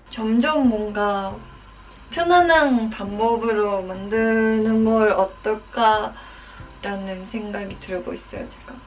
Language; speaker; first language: Korean; non-native, fluent; Japanese